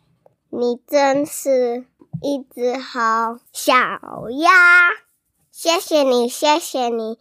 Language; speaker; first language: Chinese; early bilingual, heritage; English